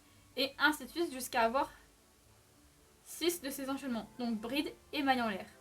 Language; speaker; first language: French; native; French